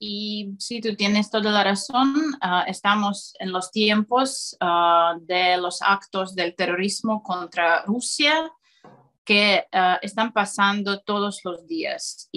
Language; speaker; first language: Spanish; non-native, fluent; Russian